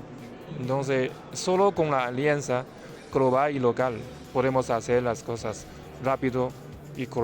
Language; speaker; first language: Spanish; non-native, fluent; Chinese